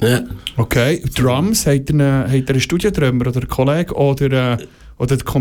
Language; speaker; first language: German; native; German